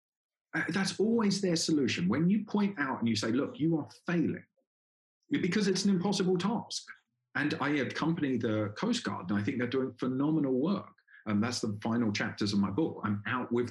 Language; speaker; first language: English; native; English